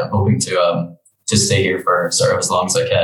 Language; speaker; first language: English; native; English